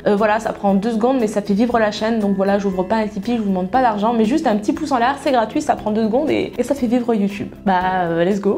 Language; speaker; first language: French; native; French